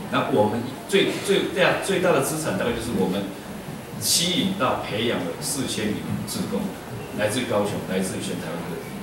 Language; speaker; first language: Chinese; native; Chinese